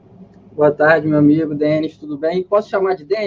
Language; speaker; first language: Portuguese; native; Portuguese